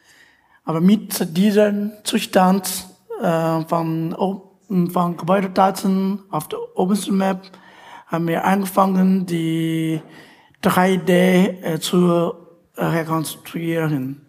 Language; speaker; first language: German; non-native, fluent; Chinese